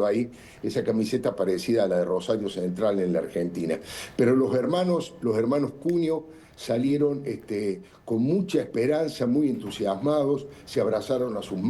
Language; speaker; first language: Spanish; native; Spanish